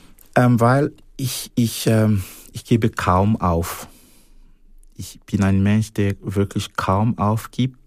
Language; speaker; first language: German; non-native, fluent; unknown